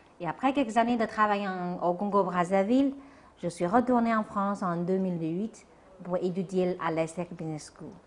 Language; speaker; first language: French; non-native, fluent; Chinese